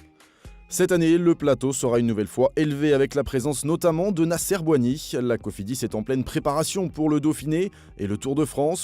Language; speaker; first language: French; native; French